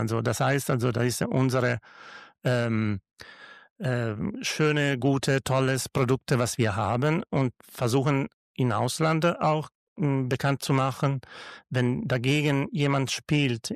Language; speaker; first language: German; non-native, learner; Italian